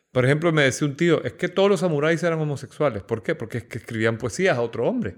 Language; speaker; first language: Spanish; native; Spanish